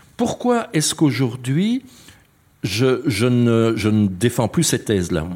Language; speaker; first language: French; native; French